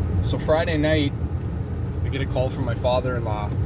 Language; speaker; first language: English; native; English